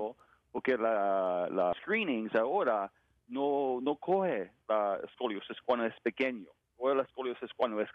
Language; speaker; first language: Spanish; non-native, learner; English